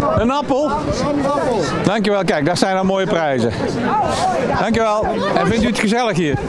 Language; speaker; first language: Dutch; native; Dutch